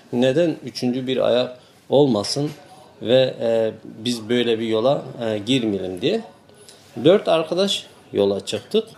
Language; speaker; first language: Turkish; non-native, local second language; Kurdish